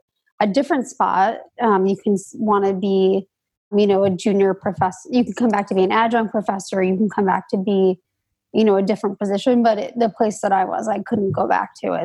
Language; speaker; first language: English; native; English